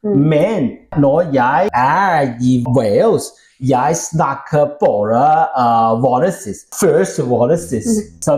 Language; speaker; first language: Norwegian; non-native, learner; Welsh